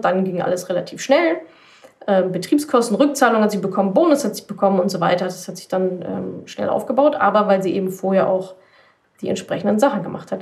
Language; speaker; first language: German; native; German